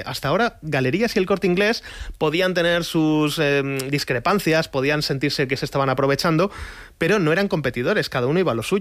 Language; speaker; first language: Spanish; native; Spanish